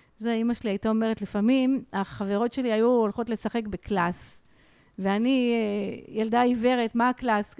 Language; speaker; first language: Hebrew; native; Hebrew